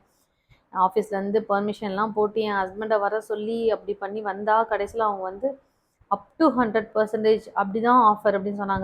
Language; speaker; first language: Tamil; native; Tamil